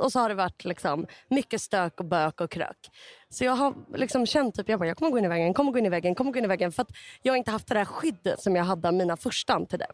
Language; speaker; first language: Swedish; native; Swedish